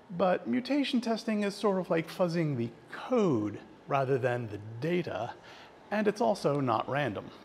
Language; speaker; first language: English; native; English